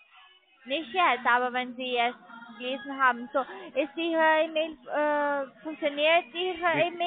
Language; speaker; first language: German; non-native, learner; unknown